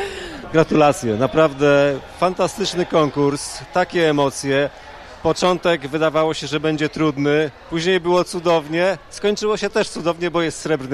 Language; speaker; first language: Polish; native; Polish